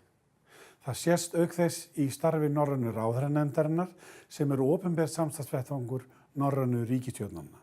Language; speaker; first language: Icelandic; native; Icelandic